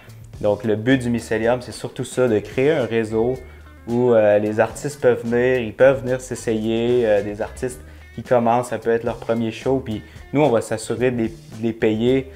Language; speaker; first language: French; native; French